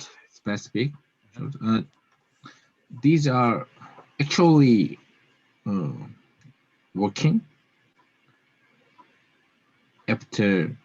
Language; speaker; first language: English; non-native, learner; Korean